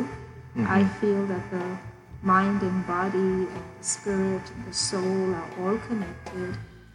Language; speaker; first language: English; non-native, local second language; Urdu